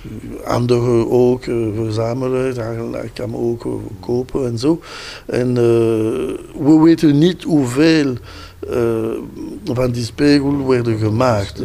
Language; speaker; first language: Dutch; non-native, local second language; French